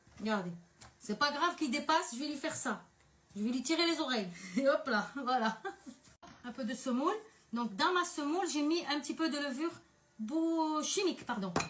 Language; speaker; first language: French; early bilingual, other home language; Arabic